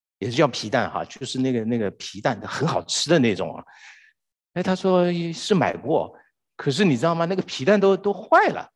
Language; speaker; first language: Chinese; native; Chinese